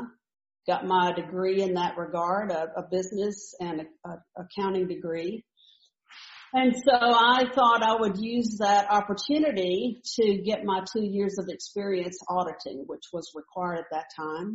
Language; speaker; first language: English; native; English